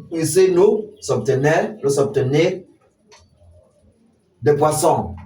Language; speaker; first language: French; non-native, fluent; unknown